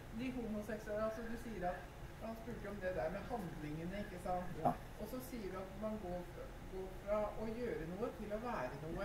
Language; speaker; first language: Norwegian; native; Norwegian